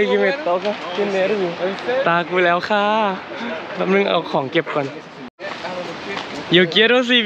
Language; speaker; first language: Spanish; non-native, learner; Thai